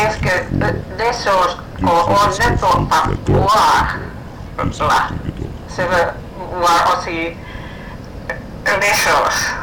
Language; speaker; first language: French; non-native, learner; Finnish